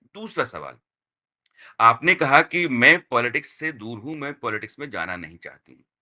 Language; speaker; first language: Hindi; native; Hindi